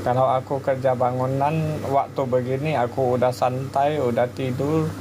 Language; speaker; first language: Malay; non-native, local second language; Hakka Chinese